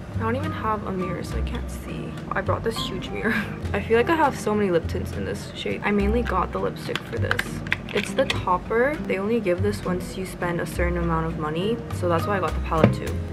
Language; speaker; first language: English; native; English